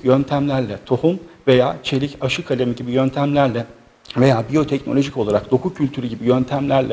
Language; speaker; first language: Turkish; native; Turkish